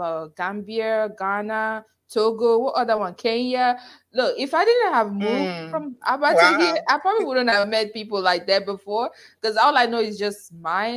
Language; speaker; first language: English; non-native, local second language; Igbo